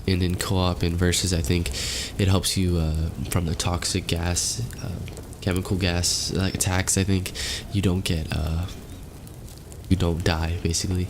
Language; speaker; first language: English; native; English